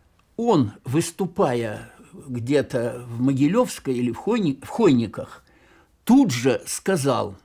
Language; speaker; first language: Russian; native; Russian